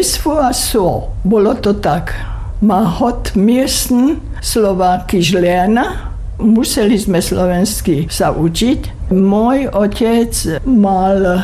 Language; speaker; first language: Slovak; non-native, local second language; German